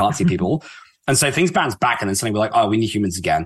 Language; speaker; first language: English; native; English